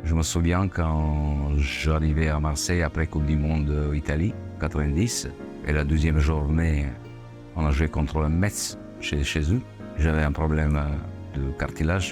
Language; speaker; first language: French; non-native, fluent; Serbian